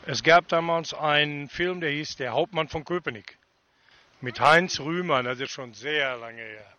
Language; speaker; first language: German; native; German